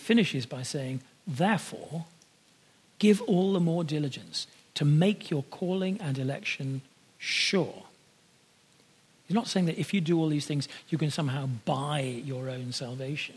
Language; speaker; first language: English; native; English